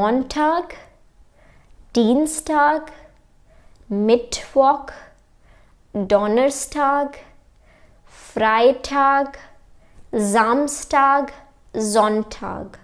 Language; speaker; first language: German; non-native, fluent; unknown